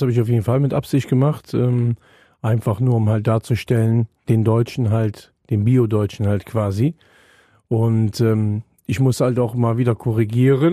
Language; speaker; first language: German; native; German